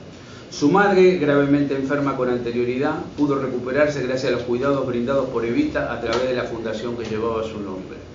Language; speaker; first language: Spanish; native; Spanish